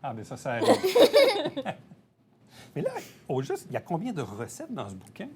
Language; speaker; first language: French; native; French